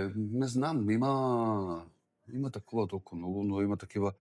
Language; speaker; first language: Bulgarian; non-native, learner; Spanish